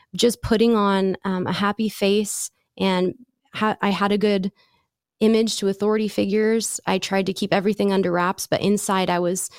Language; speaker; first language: English; native; English